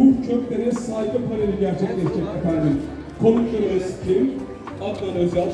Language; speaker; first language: Turkish; native; Turkish